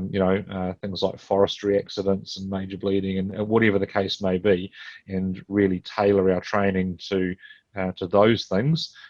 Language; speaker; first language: English; native; English